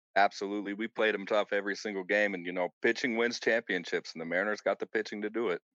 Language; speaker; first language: English; native; English